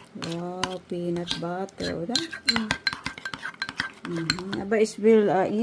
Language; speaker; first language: German; non-native, learner; Filipino